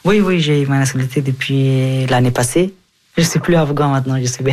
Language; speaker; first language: French; non-native, fluent; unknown